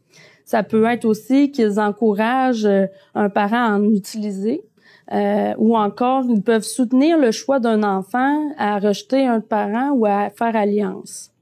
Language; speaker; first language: French; native; French